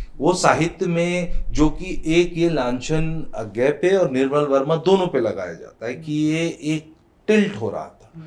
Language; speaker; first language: Hindi; native; Hindi